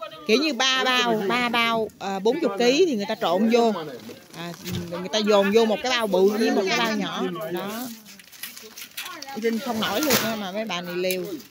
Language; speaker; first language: Vietnamese; native; Vietnamese